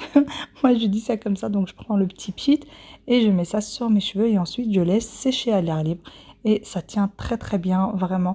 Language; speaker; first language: French; native; French